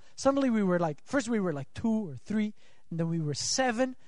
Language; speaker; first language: English; non-native, fluent; Swiss German